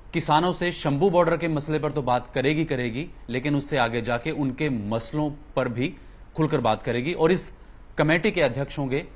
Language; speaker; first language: Hindi; non-native, local second language; Punjabi